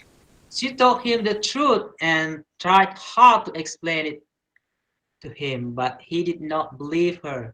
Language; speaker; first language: English; non-native, learner; Indonesian